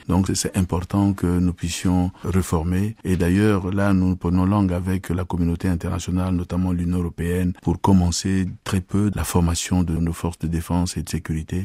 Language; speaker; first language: French; non-native, local second language; Sango